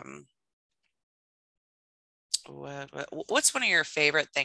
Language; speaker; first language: English; native; English